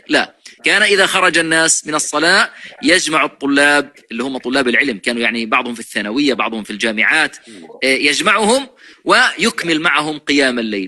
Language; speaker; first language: Arabic; native; Arabic